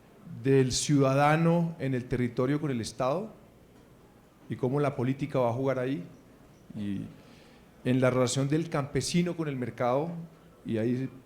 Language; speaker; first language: Spanish; native; Spanish